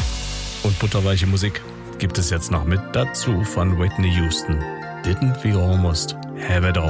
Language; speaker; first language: German; native; German